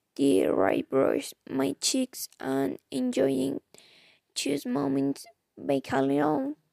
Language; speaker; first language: English; non-native, fluent; Spanish